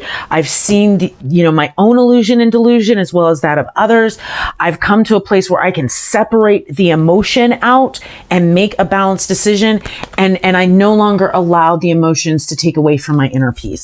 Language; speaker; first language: English; native; English